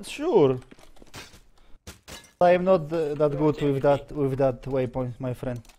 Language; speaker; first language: English; non-native, learner; Polish